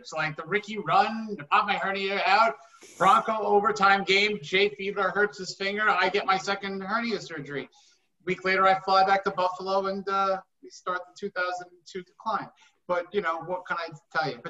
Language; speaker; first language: English; native; English